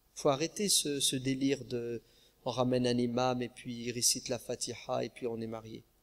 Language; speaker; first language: French; early bilingual, other home language; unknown